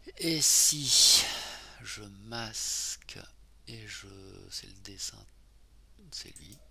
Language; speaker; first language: French; native; French